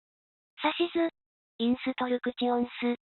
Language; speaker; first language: Japanese; non-native, learner; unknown